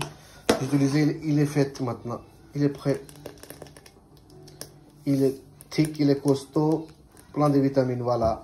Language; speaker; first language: French; non-native, learner; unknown